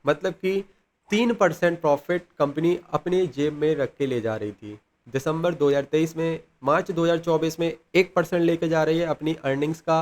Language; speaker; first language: Hindi; native; Hindi